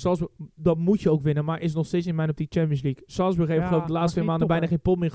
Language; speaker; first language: Dutch; native; Dutch